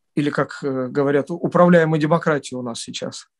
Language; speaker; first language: Russian; native; Russian